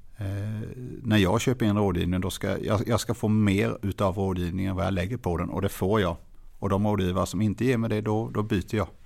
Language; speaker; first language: Swedish; native; Swedish